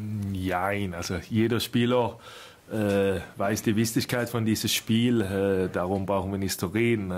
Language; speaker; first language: German; non-native, fluent; Swedish